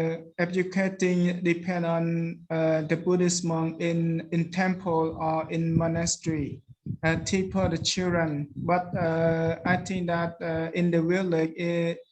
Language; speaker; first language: English; non-native, learner; Khmer